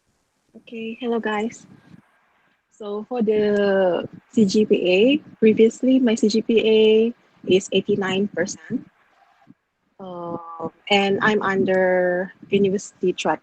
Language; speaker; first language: English; non-native, local second language; Malay